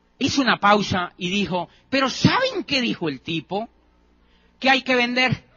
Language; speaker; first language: Spanish; native; Spanish